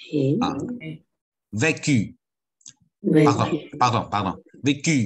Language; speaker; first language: French; non-native, fluent; Chinese